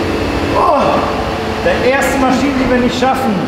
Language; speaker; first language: German; native; German